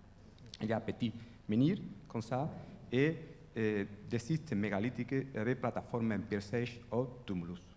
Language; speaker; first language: French; non-native, fluent; Spanish